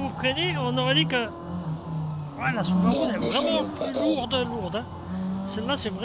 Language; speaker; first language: French; native; French